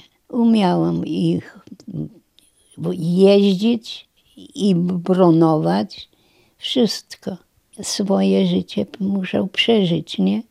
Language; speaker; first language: Polish; non-native, local second language; German